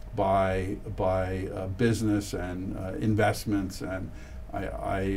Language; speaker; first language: English; native; English